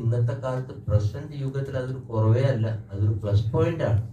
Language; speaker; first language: Malayalam; native; Malayalam